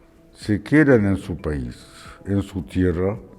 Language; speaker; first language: Spanish; non-native, fluent; Arabic